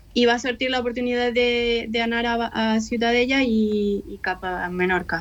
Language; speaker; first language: Catalan; non-native, fluent; Spanish